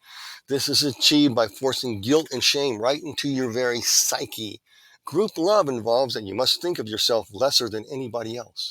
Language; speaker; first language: English; native; English